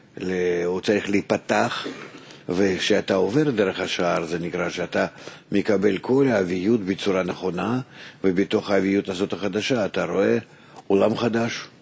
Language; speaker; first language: Hebrew; non-native, fluent; Russian